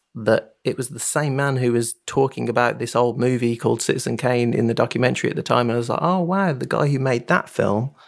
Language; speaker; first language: English; native; English